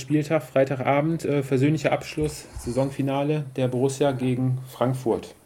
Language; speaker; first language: German; native; German